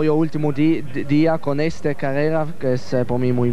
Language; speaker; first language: Spanish; non-native, learner; Swiss German